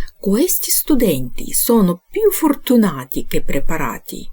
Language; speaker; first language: Italian; non-native, fluent; Ukrainian